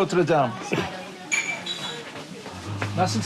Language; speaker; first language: Turkish; non-native, fluent; Korean